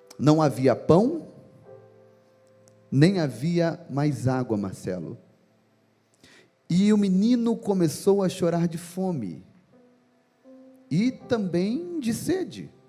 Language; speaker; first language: Portuguese; native; Portuguese